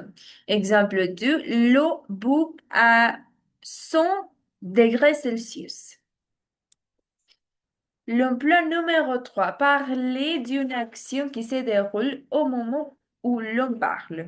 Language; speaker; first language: French; non-native, learner; Spanish